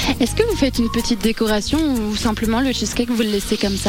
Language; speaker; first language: French; native; French